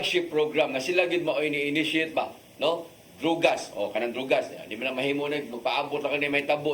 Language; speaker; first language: Cebuano; native; Cebuano